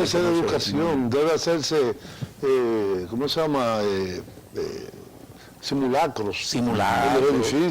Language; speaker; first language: Spanish; native; Spanish